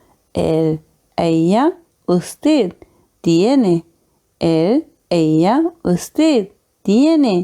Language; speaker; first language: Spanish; non-native, fluent; Hindi